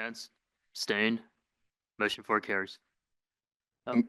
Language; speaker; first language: English; native; English